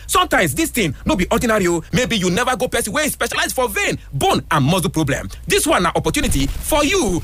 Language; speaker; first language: Nigerian Pidgin; native; Nigerian Pidgin